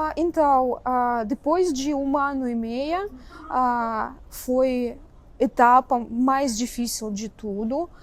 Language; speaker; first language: Portuguese; non-native, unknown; Russian